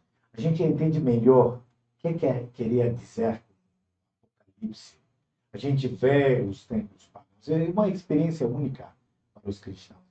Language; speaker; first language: Portuguese; non-native, fluent; Turkish